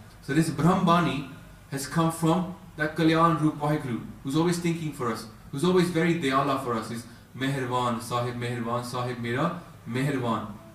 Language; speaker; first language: English; native; English